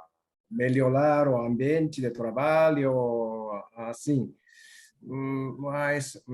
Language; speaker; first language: Portuguese; non-native, learner; Japanese